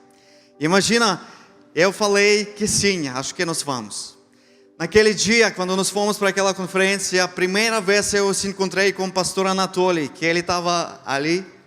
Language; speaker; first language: Portuguese; non-native, fluent; Ukrainian